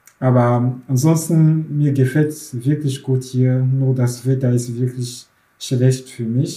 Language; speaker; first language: German; non-native, fluent; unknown